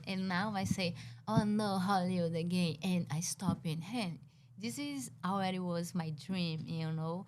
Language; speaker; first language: English; non-native, learner; Portuguese